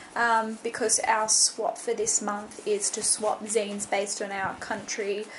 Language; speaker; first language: English; native; English